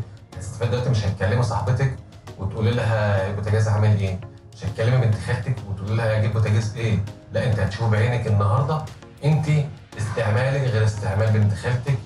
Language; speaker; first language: Arabic; native; Arabic